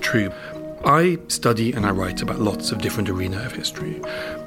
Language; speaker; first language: English; native; English